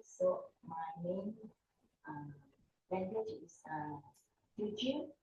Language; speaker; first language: English; non-native, fluent; Min Nan Chinese